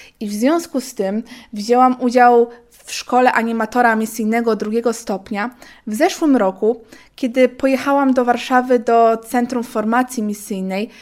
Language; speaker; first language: Polish; native; Polish